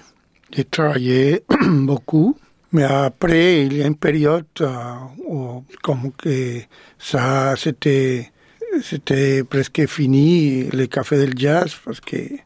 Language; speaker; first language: French; non-native, fluent; Spanish